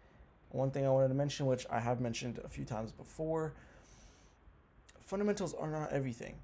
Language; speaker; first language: English; native; English